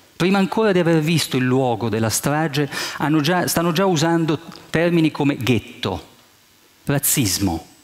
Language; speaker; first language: Italian; early bilingual, heritage; Italian